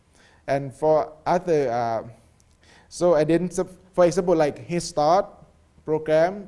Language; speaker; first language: English; non-native, learner; Thai